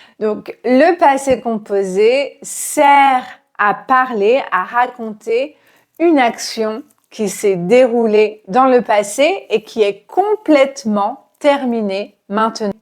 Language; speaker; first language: French; native; French